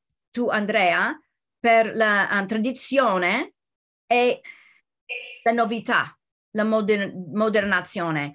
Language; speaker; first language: Italian; non-native, learner; English